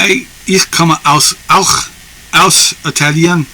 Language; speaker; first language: German; non-native, learner; English